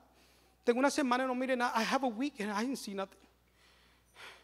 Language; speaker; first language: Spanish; early bilingual, heritage; Spanish